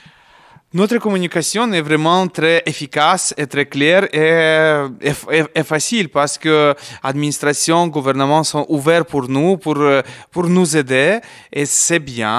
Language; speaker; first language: French; non-native, learner; Ukrainian